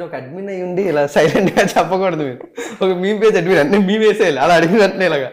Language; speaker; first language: Telugu; native; Telugu